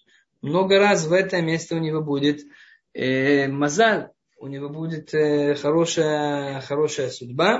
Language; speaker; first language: Russian; non-native, fluent; Hebrew